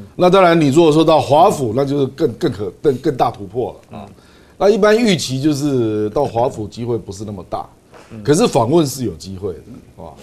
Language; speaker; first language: Chinese; native; Chinese